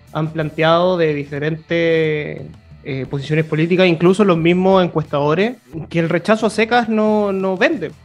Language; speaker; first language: Spanish; native; Spanish